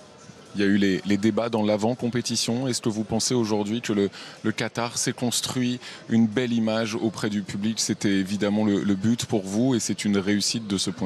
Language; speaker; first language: French; native; French